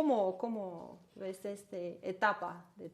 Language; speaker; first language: Spanish; non-native, learner; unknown